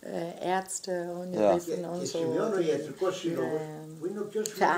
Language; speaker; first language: German; non-native, fluent; Greek